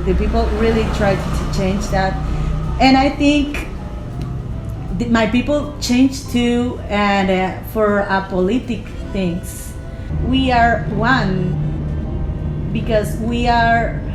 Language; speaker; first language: English; non-native, learner; Spanish